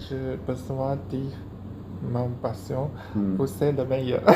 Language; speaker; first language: French; non-native, learner; Chinese